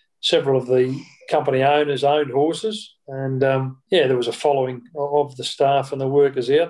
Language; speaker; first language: English; native; English